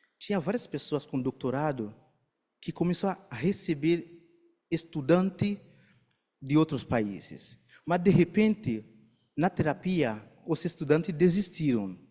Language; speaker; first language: Portuguese; non-native, fluent; Haitian Creole